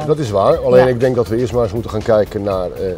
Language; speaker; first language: Dutch; native; Dutch